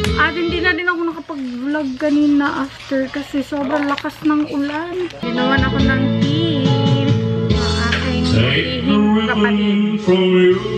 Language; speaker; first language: Filipino; non-native, local second language; Cebuano